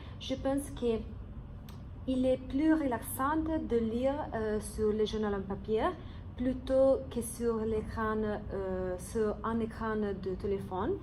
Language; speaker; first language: French; non-native, fluent; English